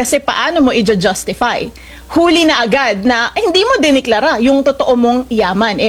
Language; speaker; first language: Filipino; native; Filipino